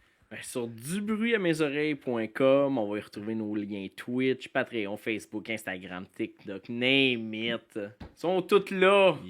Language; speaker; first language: French; native; French